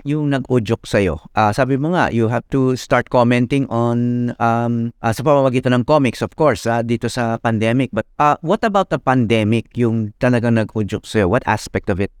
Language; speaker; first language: Filipino; native; Filipino